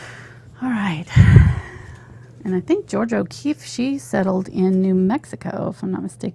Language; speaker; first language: English; native; English